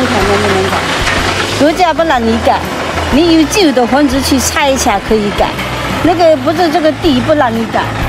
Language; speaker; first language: Chinese; native; Chinese